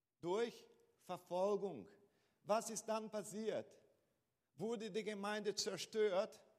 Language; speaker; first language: German; non-native, fluent; Portuguese